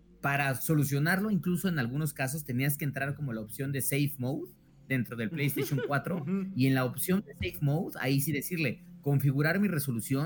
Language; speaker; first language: Spanish; native; Spanish